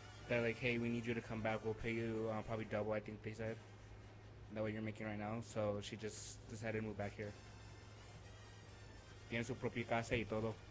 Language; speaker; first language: English; early bilingual, other home language; Spanish